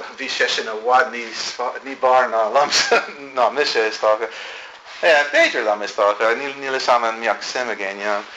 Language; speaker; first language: Irish; non-native, fluent; English